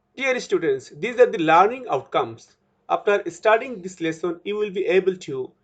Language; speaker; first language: English; non-native, local second language; Bangla